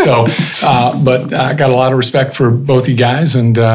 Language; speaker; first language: English; native; English